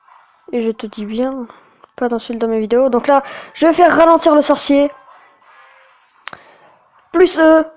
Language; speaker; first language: French; native; French